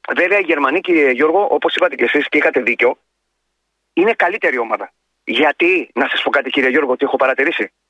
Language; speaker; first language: Greek; native; Greek